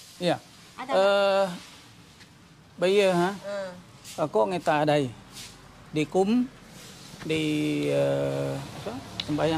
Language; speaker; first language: Indonesian; native; Indonesian